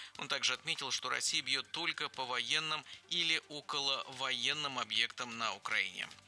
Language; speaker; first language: Russian; native; Russian